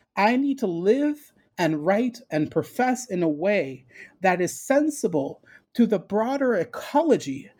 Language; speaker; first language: English; early bilingual, other home language; Spanish